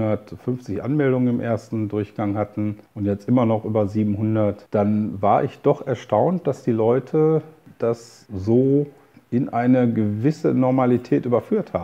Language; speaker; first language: German; native; German